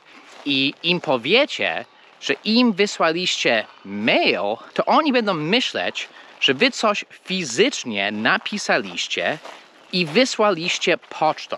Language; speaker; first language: Polish; non-native, fluent; English